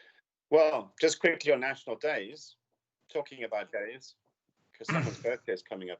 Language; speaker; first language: English; native; English